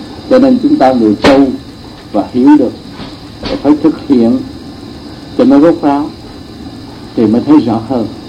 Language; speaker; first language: Vietnamese; native; Vietnamese